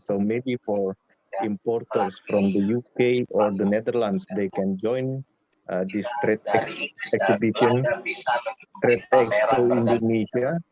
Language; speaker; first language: English; non-native, fluent; Indonesian